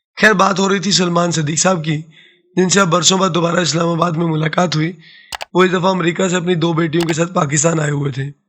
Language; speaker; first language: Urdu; non-native, local second language; Saraiki